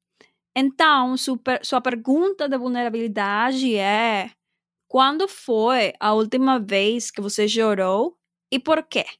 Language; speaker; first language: Portuguese; non-native, fluent; Spanish